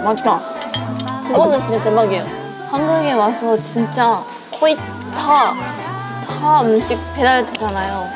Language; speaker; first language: Korean; non-native, fluent; Japanese